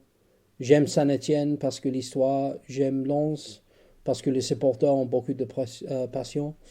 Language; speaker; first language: French; non-native, fluent; English